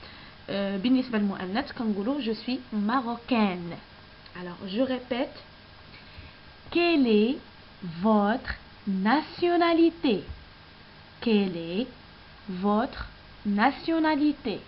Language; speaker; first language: French; non-native, local second language; Arabic